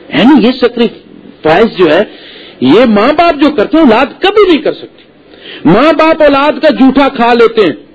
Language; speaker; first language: Urdu; non-native, local second language; Punjabi